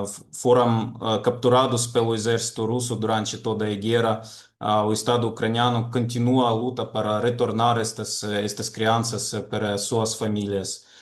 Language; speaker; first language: Portuguese; non-native, fluent; Ukrainian